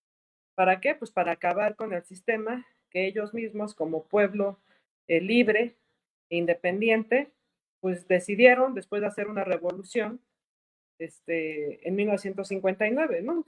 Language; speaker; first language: Spanish; native; Spanish